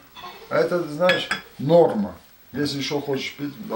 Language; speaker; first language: Russian; non-native, local second language; Azerbaijani